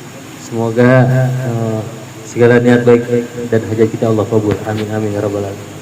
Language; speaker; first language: Indonesian; native; Indonesian